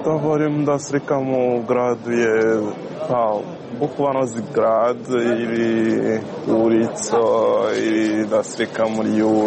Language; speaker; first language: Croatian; non-native, learner; Rundi